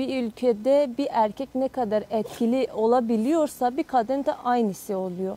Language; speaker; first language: Turkish; non-native, fluent; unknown